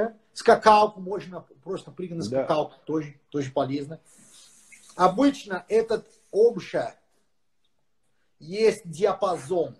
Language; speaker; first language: Russian; non-native, fluent; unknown